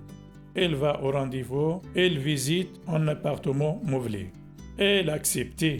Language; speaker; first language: French; non-native, learner; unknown